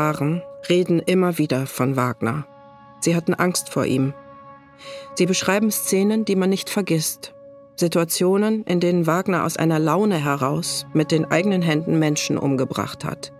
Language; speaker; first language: German; native; German